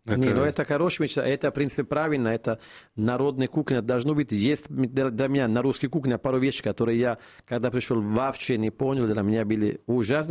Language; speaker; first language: Russian; non-native, fluent; Italian